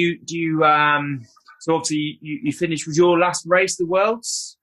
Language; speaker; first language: English; native; English